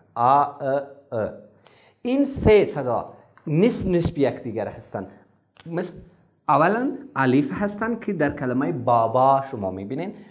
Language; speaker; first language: Persian; non-native, local second language; Pashto